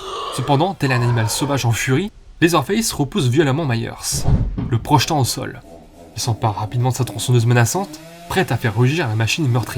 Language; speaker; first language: French; native; French